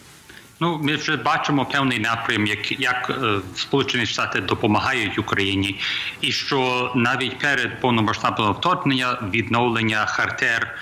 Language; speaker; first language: Ukrainian; early bilingual, heritage; Ukrainian